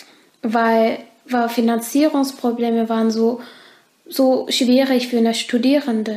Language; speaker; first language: German; non-native, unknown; Turkish